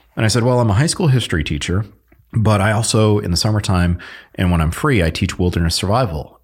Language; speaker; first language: English; early bilingual, other home language; Filipino